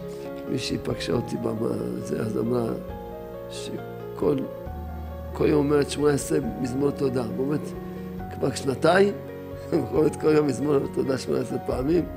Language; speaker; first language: Hebrew; native; Hebrew